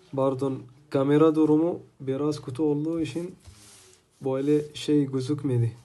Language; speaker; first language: Turkish; non-native, fluent; Arabic